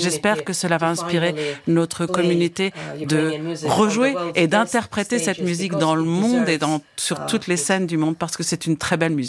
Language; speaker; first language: French; non-native, fluent; Ukrainian